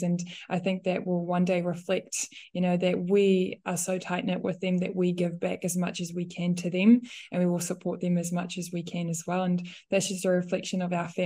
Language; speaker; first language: English; non-native, local second language; Afrikaans